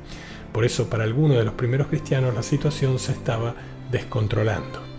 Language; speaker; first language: Spanish; native; Spanish